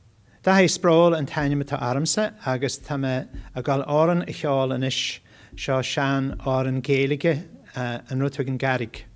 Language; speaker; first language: Irish; non-native, fluent; English